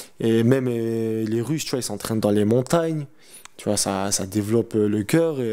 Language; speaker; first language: French; early bilingual, other home language; Chechen